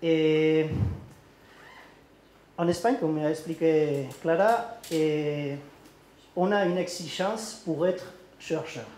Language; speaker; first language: French; non-native, learner; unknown